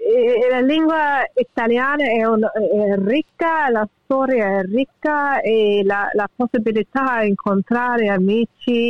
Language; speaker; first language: Italian; early bilingual, heritage; English